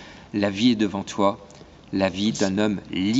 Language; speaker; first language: French; native; French